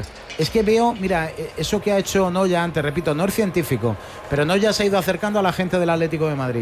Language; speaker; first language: Spanish; native; Spanish